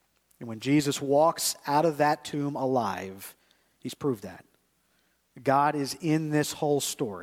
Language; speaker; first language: English; native; English